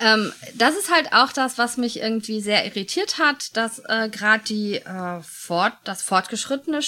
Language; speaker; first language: German; native; German